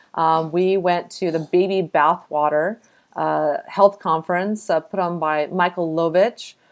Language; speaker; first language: English; native; English